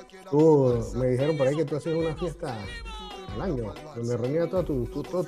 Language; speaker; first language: Spanish; native; Spanish